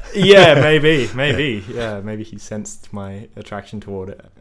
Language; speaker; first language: English; native; English